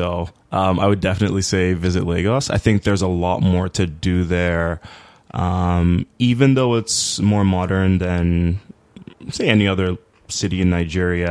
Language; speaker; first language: English; native; English